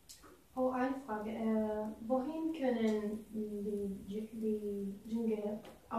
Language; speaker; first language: German; non-native, learner; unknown